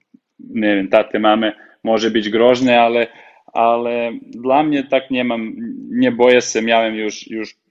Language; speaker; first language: Polish; non-native, fluent; Serbian